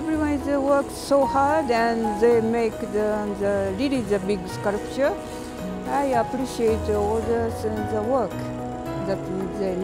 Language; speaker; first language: English; non-native, learner; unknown